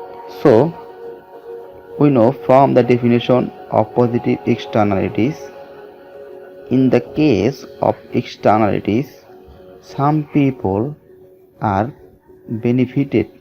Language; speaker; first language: English; non-native, learner; Bangla